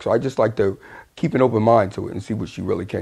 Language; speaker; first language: English; native; English